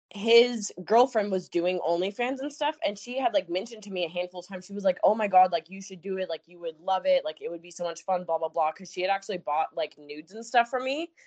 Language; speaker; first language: English; native; English